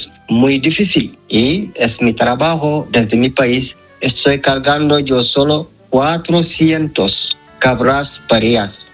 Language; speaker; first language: Spanish; non-native, learner; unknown